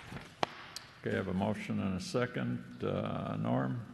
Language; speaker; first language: English; native; English